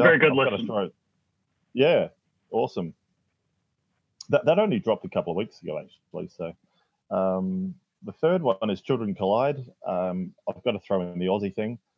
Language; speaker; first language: English; native; English